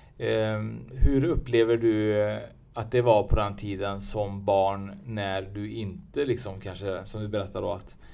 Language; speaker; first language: Swedish; native; Swedish